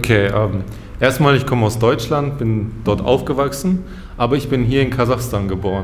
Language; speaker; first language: German; early bilingual, other home language; Russian